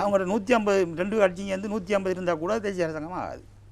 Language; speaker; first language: Tamil; native; Tamil